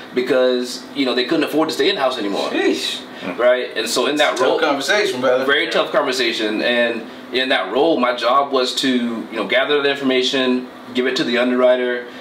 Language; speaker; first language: English; native; English